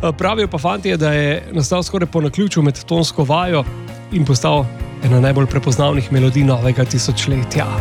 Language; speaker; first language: Slovenian; native; Slovenian